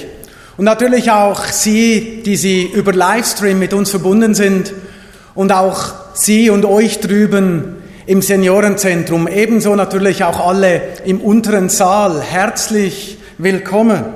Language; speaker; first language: German; native; German